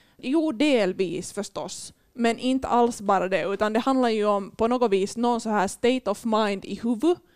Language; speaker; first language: Swedish; native; Swedish